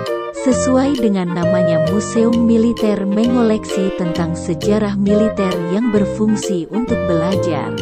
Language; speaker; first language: Indonesian; native; Indonesian